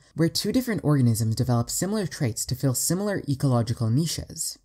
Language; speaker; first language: English; native; English